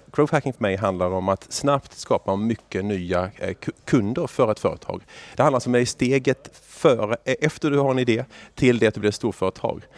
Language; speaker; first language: Swedish; native; Swedish